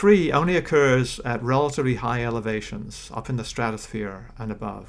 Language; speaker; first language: English; native; English